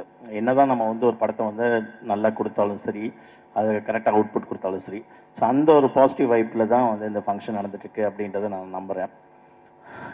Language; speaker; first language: Tamil; native; Tamil